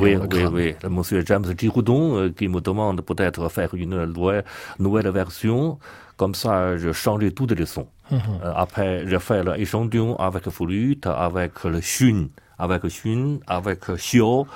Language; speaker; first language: French; non-native, learner; Chinese